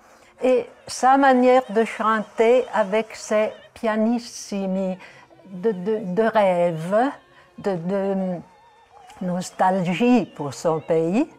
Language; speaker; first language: French; non-native, fluent; Italian